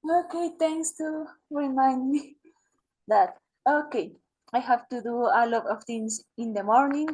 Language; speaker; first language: English; non-native, learner; Spanish